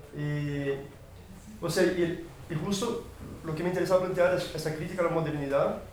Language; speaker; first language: Spanish; non-native, fluent; Portuguese